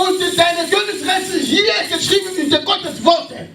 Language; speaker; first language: German; non-native, learner; French